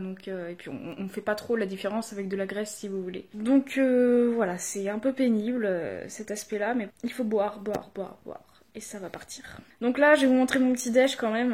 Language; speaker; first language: French; native; French